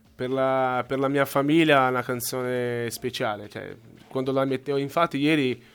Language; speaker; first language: Italian; non-native, fluent; Portuguese